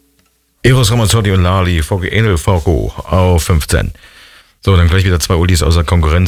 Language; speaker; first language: German; native; German